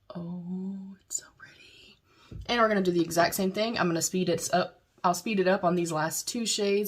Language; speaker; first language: English; native; English